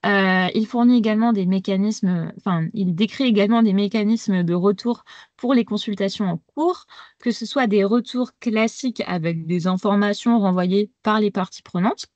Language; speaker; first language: French; native; French